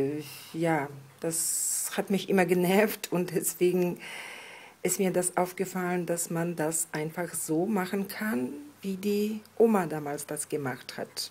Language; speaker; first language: German; non-native, fluent; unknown